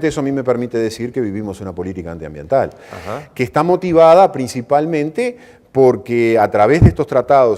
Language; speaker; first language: Spanish; native; Spanish